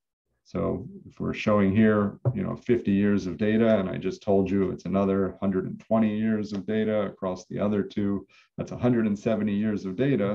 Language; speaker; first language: English; native; English